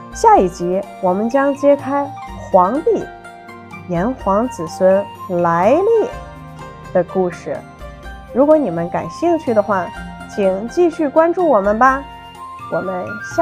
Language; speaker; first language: Chinese; native; Chinese